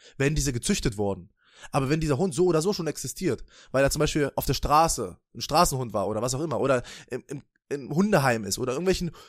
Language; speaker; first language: German; native; German